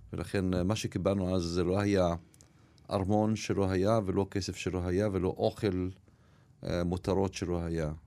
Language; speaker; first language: Hebrew; non-native, local second language; Arabic